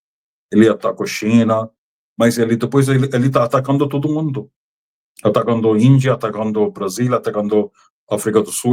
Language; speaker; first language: Portuguese; non-native, fluent; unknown